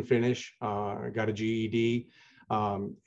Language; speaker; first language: English; native; English